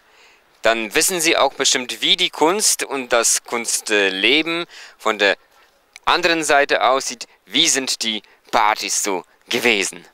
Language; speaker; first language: German; non-native, fluent; Polish